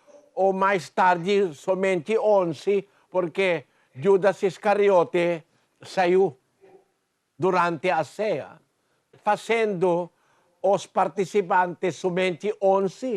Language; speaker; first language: Portuguese; non-native, learner; Filipino